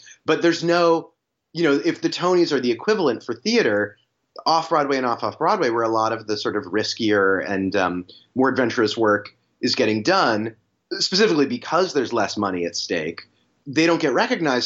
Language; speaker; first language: English; native; English